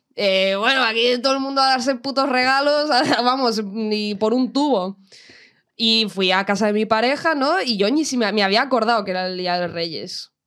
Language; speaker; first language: Spanish; early bilingual, other home language; Russian